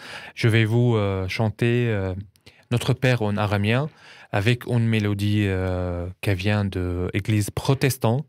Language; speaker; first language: French; non-native, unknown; Arabic